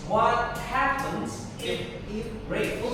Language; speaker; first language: English; non-native, learner; Indonesian